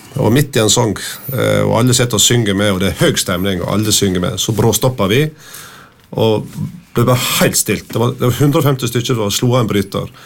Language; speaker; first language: Norwegian; native; Norwegian